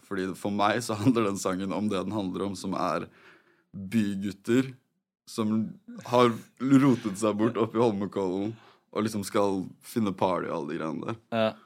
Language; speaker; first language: Norwegian; native; Norwegian